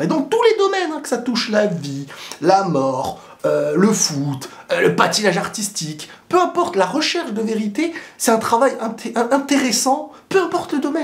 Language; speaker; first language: French; native; French